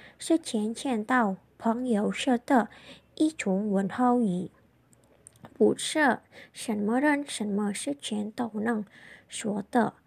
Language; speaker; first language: Chinese; non-native, learner; Indonesian